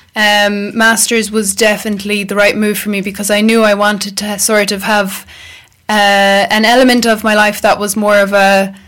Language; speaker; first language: English; native; English